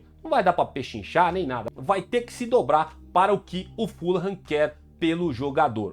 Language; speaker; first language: Portuguese; native; Portuguese